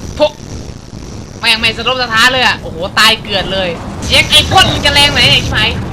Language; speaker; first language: Thai; native; Thai